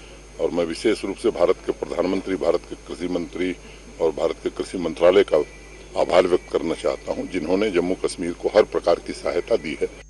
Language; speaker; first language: Hindi; native; Hindi